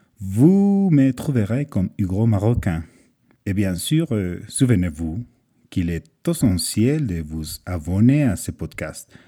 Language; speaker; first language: French; non-native, fluent; Spanish